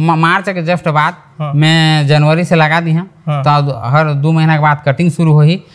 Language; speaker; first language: Hindi; native; Hindi